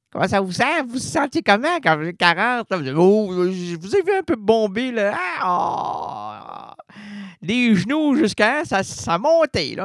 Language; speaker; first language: French; native; French